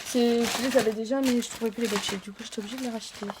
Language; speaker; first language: French; native; French